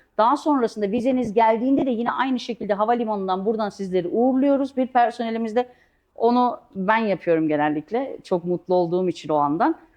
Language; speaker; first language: Turkish; early bilingual, heritage; Turkish